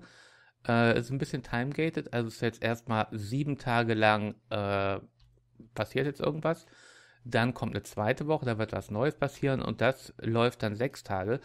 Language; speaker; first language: German; native; German